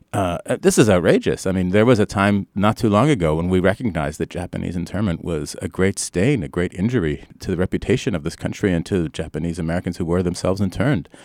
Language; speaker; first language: English; early bilingual, other home language; Arabic